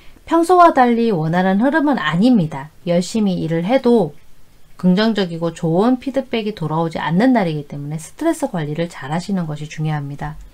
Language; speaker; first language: Korean; native; Korean